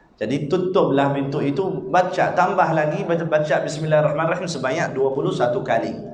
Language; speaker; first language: Malay; non-native, fluent; Arabic